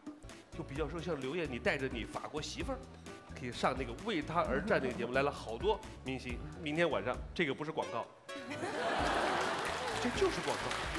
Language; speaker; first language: Chinese; native; Chinese